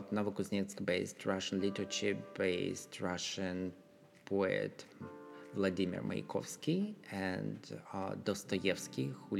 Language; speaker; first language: English; non-native, learner; Russian